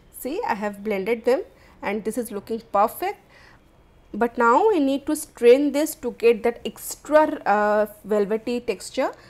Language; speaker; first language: English; non-native, local second language; Odia